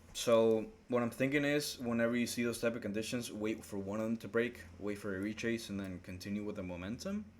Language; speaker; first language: English; early bilingual, other home language; Spanish